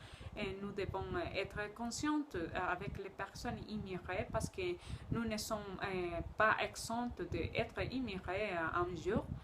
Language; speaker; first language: French; non-native, learner; Spanish